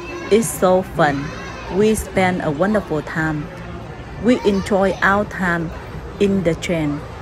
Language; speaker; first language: English; non-native, learner; Vietnamese